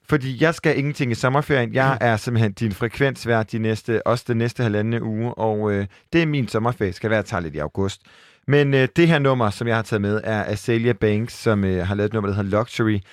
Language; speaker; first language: Danish; native; Danish